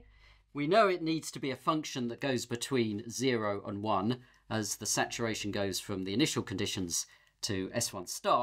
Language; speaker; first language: English; native; English